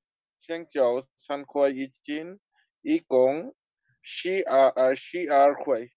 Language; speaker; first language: Chinese; non-native, learner; Bangla